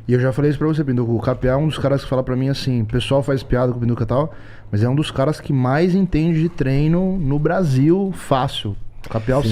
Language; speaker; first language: Portuguese; native; Portuguese